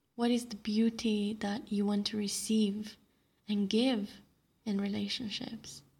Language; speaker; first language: English; non-native, fluent; Slovenian